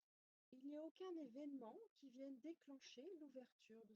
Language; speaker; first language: French; native; French